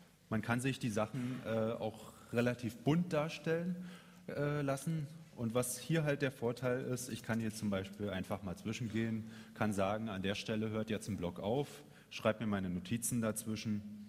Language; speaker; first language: German; native; German